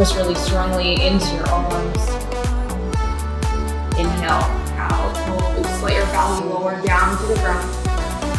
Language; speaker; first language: English; native; English